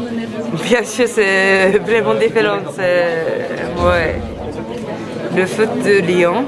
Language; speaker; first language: French; non-native, learner; Japanese